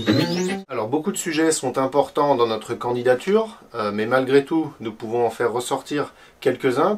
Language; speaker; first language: French; native; French